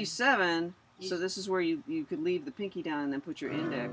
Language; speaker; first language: English; native; English